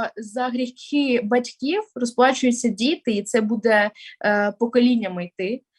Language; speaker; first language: Ukrainian; non-native, local second language; Russian